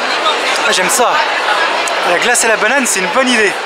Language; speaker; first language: French; native; French